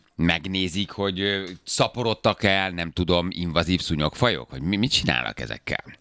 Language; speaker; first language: Hungarian; native; Hungarian